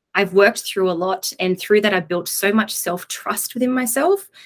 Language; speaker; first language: English; native; English